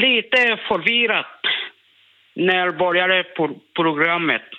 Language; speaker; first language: Swedish; non-native, learner; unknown